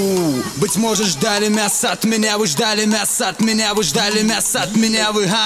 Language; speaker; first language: Russian; native; Russian